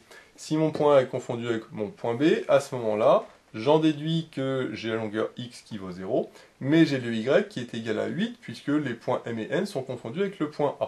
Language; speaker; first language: French; native; French